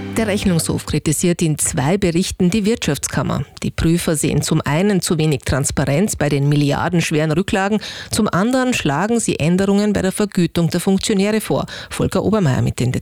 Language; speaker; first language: German; native; German